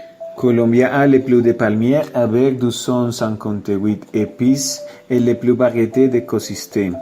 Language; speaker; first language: French; non-native, learner; Spanish